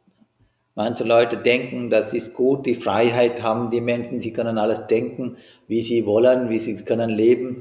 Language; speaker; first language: German; non-native, fluent; Sinhala